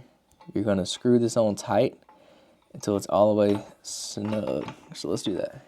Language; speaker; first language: English; native; English